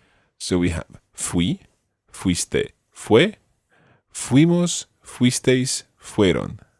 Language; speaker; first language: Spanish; non-native, fluent; English